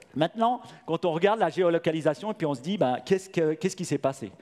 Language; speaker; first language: French; native; French